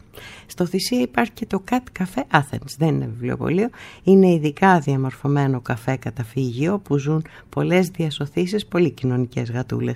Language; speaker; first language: Greek; native; Greek